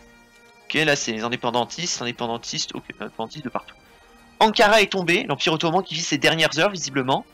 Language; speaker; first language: French; native; French